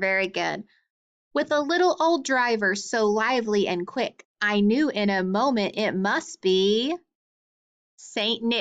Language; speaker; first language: English; native; English